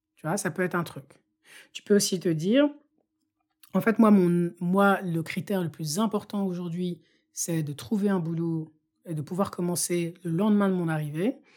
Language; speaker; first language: French; non-native, local second language; Bambara